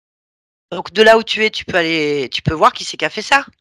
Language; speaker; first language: French; native; French